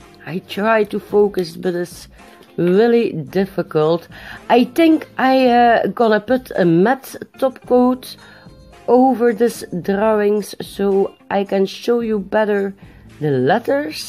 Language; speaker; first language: English; non-native, learner; Dutch